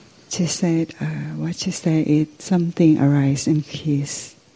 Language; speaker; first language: English; non-native, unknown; Thai